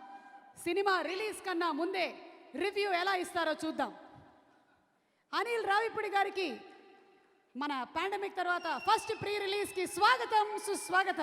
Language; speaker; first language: Telugu; native; Telugu